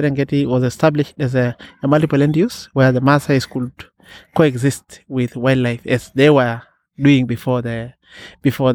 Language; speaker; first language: English; non-native, local second language; Masai